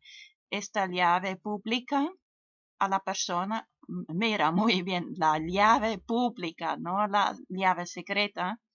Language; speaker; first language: Spanish; non-native, fluent; German